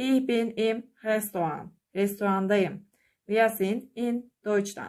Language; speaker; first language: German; non-native, fluent; Turkish